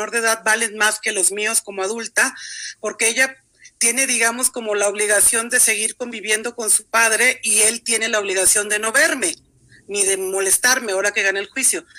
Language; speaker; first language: Spanish; native; Spanish